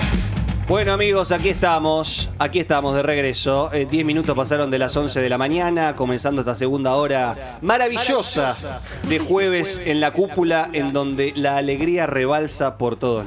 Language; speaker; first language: Spanish; native; Spanish